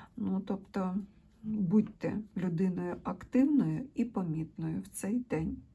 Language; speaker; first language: Ukrainian; non-native, local second language; Russian